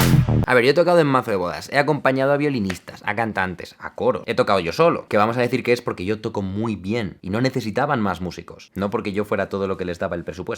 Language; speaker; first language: Spanish; native; Spanish